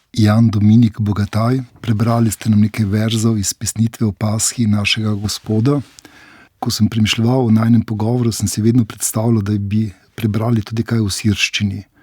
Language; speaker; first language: Slovenian; native; Slovenian